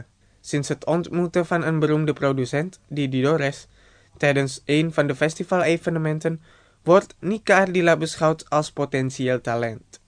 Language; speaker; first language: Dutch; non-native, fluent; Indonesian